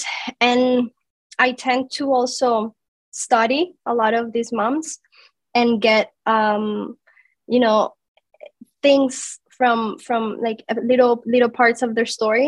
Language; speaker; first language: English; non-native, fluent; Spanish